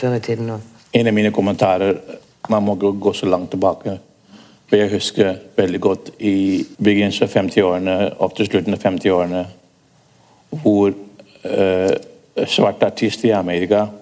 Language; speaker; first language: Norwegian; non-native, fluent; English